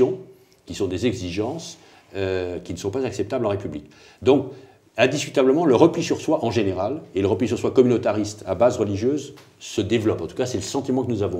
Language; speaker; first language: French; native; French